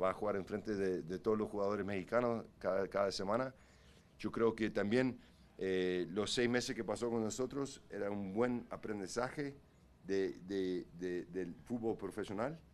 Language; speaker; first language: Spanish; early bilingual, heritage; Spanish